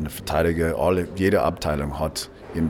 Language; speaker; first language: German; non-native, fluent; English